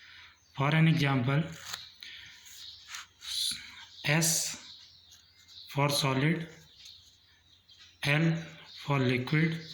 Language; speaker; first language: English; non-native, local second language; Hindi